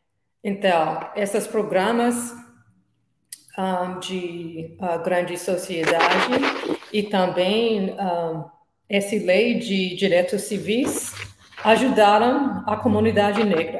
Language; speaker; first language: Portuguese; non-native, learner; English